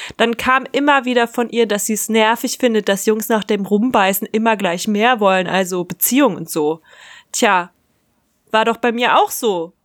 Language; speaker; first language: German; native; German